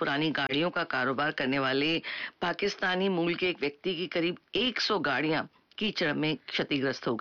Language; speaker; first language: Hindi; native; Hindi